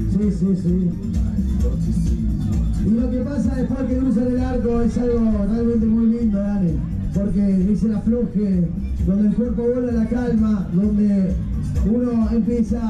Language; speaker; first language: Spanish; native; Spanish